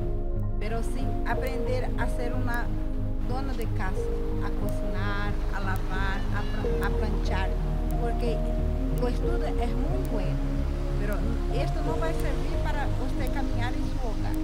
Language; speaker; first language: Spanish; non-native, learner; Portuguese